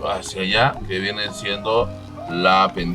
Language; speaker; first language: Spanish; native; Spanish